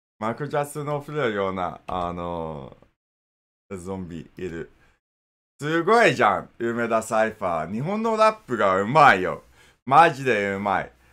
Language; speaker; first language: Japanese; non-native, learner; English